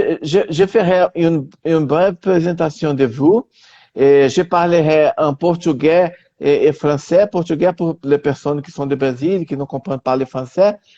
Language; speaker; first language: French; non-native, learner; Portuguese